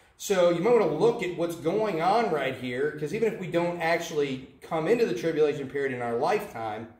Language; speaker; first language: English; native; English